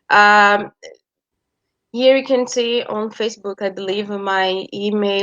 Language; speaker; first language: English; non-native, fluent; Portuguese